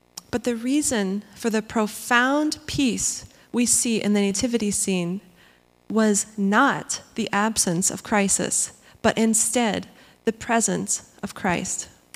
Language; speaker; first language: English; native; English